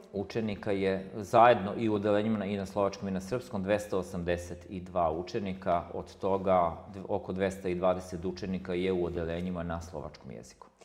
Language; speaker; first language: Croatian; non-native, local second language; Slovak